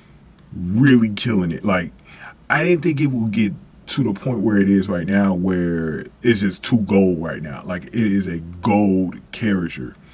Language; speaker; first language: English; native; English